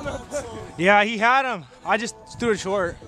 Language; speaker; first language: English; native; English